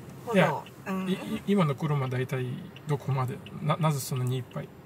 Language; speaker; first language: Japanese; non-native, fluent; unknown